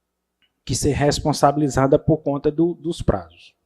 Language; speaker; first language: Portuguese; native; Portuguese